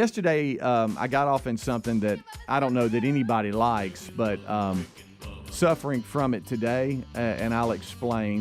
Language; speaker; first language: English; native; English